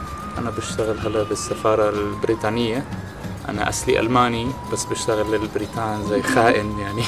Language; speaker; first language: Arabic; non-native, fluent; German